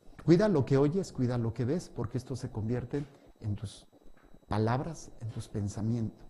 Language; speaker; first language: Spanish; native; Spanish